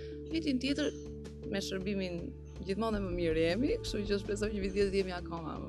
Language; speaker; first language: Albanian; native; Albanian